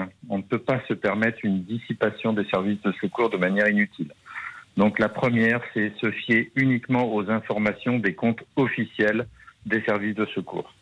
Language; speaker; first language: French; native; French